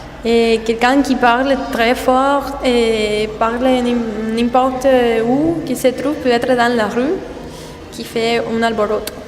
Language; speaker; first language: French; non-native, learner; Spanish